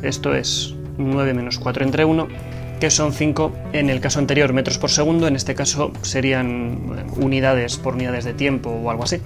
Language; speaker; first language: Spanish; native; Spanish